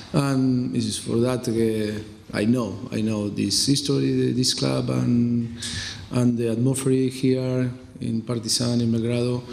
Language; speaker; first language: English; non-native, fluent; Spanish